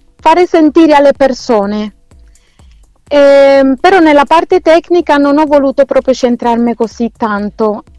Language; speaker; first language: Italian; non-native, fluent; Spanish